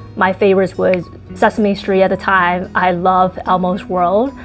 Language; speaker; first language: English; early bilingual, other home language; Chinese